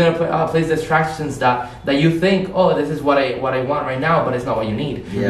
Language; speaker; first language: English; non-native, fluent; Spanish